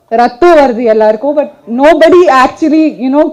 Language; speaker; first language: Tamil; non-native, learner; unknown